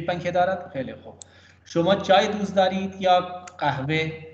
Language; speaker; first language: Persian; non-native, fluent; Urdu